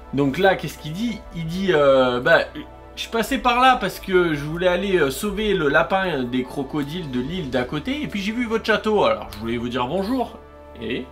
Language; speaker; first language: French; native; French